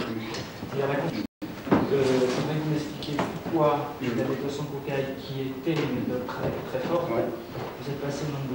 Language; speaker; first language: French; native; French